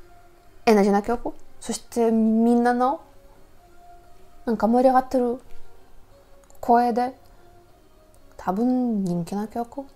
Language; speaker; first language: Japanese; non-native, learner; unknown